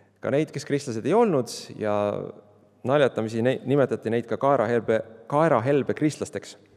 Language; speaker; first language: Estonian; native; Estonian